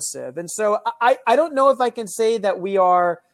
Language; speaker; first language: English; native; English